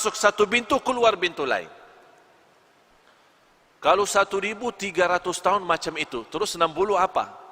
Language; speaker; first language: Indonesian; non-native, fluent; Arabic